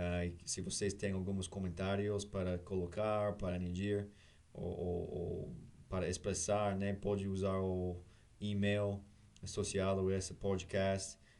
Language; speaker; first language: Portuguese; non-native, learner; English